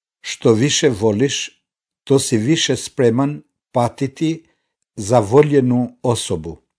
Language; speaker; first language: Croatian; non-native, fluent; Albanian